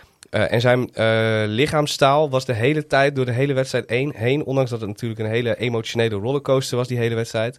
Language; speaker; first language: Dutch; native; Dutch